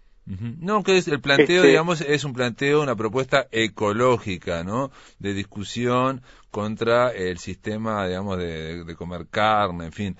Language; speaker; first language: Spanish; native; Spanish